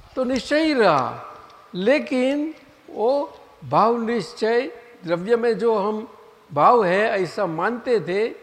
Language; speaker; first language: Hindi; non-native, local second language; Gujarati